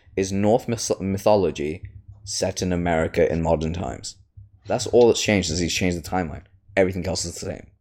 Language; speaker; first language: English; native; English